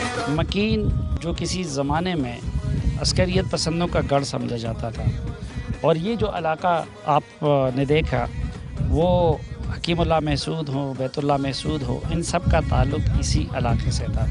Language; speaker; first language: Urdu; non-native, local second language; Pashto